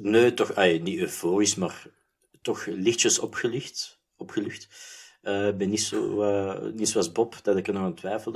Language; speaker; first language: Dutch; native; Dutch